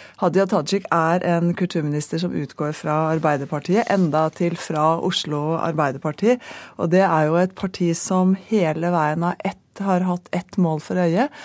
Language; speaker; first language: Norwegian; native; Norwegian